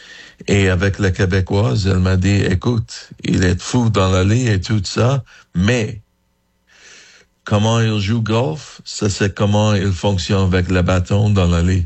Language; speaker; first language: French; non-native, learner; English